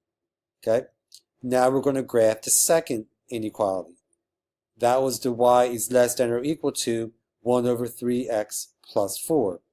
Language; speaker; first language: English; native; English